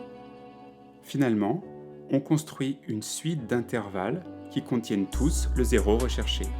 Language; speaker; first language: French; native; French